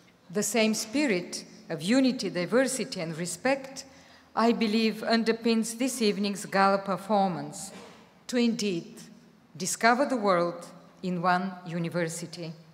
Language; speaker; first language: English; non-native, fluent; Bulgarian